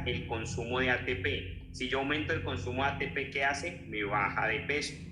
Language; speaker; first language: Spanish; native; Spanish